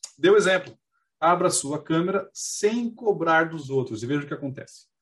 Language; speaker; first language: Portuguese; native; Portuguese